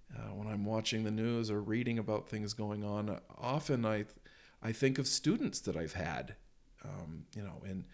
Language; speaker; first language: English; native; English